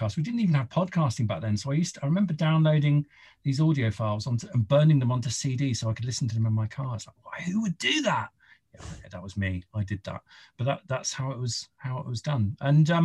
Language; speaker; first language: English; native; English